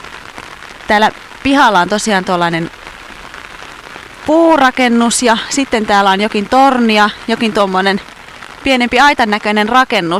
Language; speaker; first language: Finnish; native; Finnish